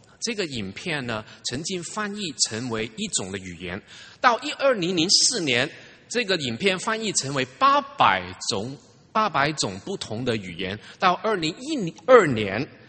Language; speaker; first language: Chinese; non-native, local second language; Cantonese